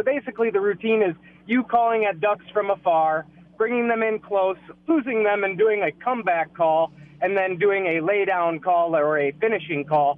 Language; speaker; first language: English; native; English